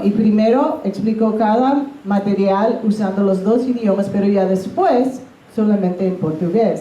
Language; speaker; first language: Spanish; non-native, fluent; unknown